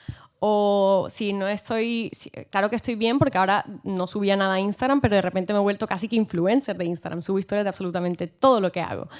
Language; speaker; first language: Spanish; native; Spanish